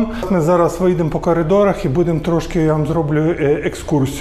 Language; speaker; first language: Ukrainian; native; Ukrainian